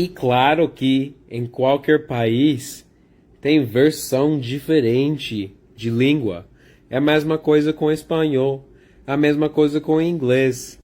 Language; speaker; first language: Portuguese; non-native, learner; English